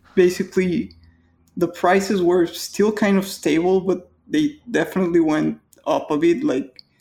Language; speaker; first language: English; non-native, fluent; Spanish